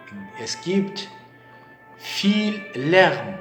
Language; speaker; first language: German; non-native, learner; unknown